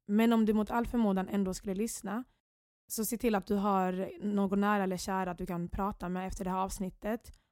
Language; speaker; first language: Swedish; early bilingual, other home language; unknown